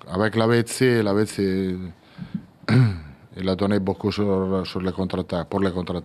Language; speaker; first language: French; non-native, fluent; Italian